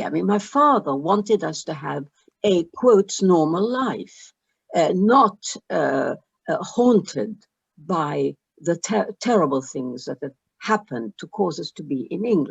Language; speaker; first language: English; early bilingual, other home language; Arabic